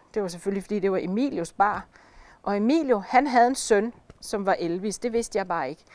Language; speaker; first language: Danish; native; Danish